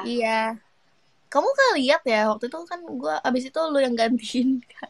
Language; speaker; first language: Indonesian; native; Indonesian